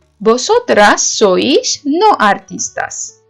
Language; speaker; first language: Spanish; non-native, learner; Turkish